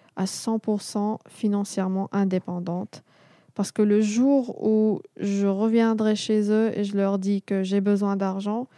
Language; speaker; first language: French; non-native, local second language; Arabic